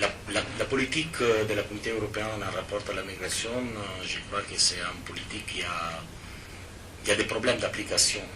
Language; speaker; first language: French; non-native, fluent; Italian